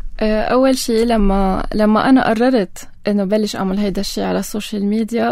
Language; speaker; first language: Arabic; native; Arabic